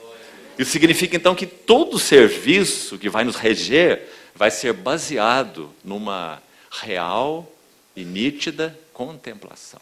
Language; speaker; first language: Portuguese; native; Portuguese